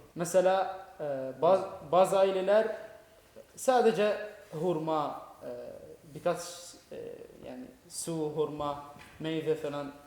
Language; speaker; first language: Turkish; non-native, fluent; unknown